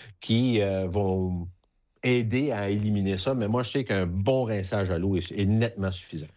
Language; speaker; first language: French; native; French